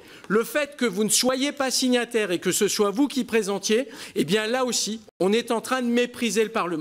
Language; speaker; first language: French; native; French